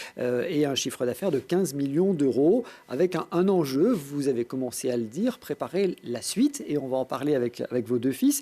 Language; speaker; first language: French; native; French